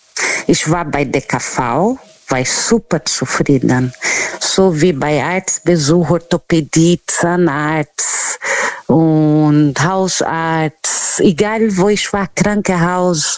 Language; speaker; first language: German; non-native, learner; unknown